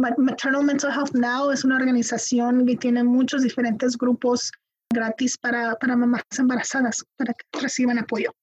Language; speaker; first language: Spanish; early bilingual, heritage; Spanish